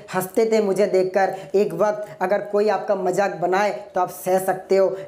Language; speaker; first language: Hindi; non-native, local second language; Gujarati